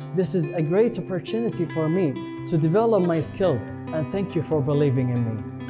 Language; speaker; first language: English; non-native, fluent; Arabic